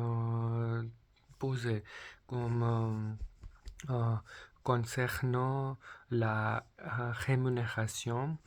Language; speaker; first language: French; non-native, learner; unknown